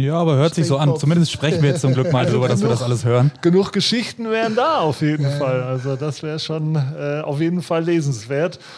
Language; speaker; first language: German; native; German